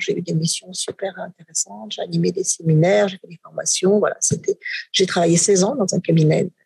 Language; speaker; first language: French; native; French